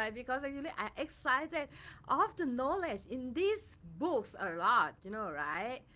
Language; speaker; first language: English; non-native, learner; Thai